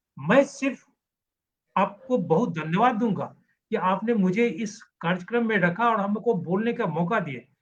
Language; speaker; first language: Hindi; native; Hindi